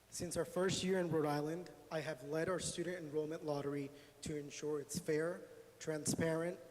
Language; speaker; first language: English; native; English